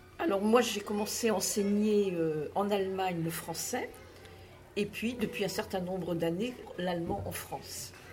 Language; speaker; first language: French; native; French